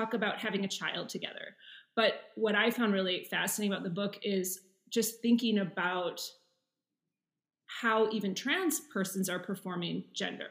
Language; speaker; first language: English; native; English